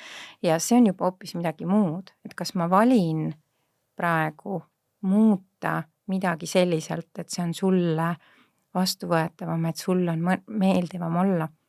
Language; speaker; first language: Estonian; native; Estonian